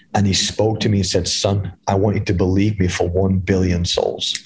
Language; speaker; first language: English; native; English